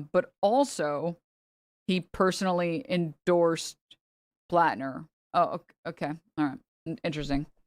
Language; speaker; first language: English; native; English